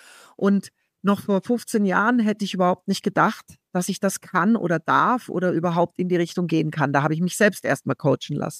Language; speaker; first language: German; native; German